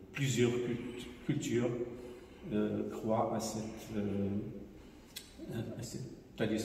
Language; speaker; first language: French; non-native, local second language; Arabic